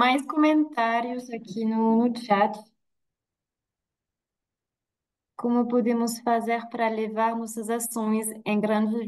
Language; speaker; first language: Portuguese; non-native, fluent; French